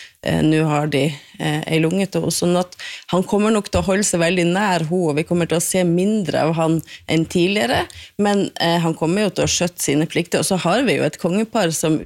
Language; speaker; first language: Norwegian; native; Norwegian